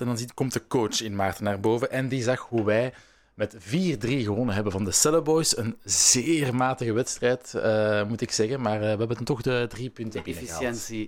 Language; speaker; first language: Dutch; native; Dutch